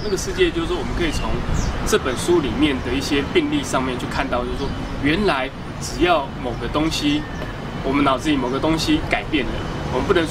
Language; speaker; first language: Chinese; native; Chinese